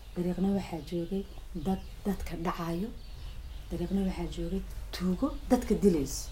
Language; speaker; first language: French; non-native, learner; Somali